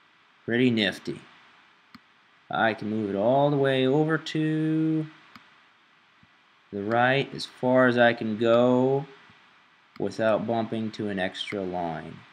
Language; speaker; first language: English; native; English